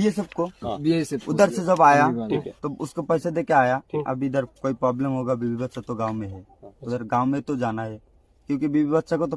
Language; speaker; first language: Hindi; non-native, fluent; Bangla